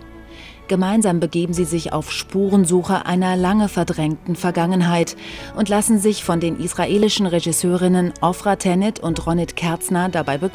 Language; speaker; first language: German; native; German